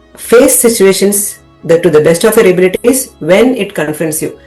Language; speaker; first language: English; non-native, local second language; Tamil